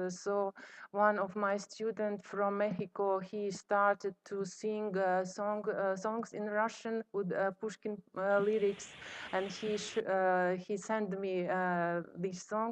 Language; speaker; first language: English; non-native, fluent; Russian